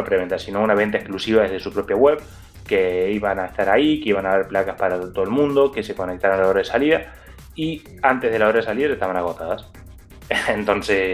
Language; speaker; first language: Spanish; native; Spanish